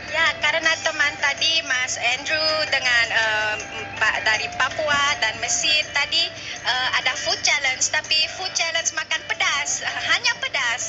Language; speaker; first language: Indonesian; non-native, learner; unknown